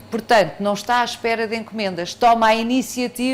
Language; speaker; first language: Portuguese; native; Portuguese